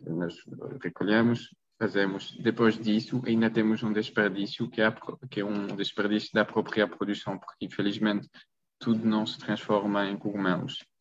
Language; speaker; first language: Portuguese; non-native, fluent; French